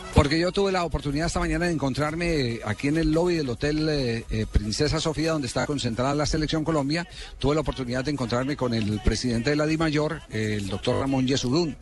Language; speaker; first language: Spanish; native; Spanish